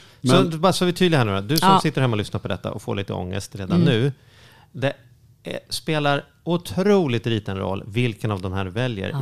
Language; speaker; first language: Swedish; native; Swedish